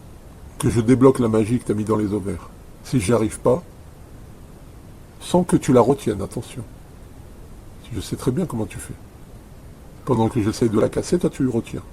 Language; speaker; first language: French; native; French